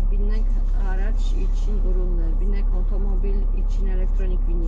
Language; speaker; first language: Turkish; non-native, learner; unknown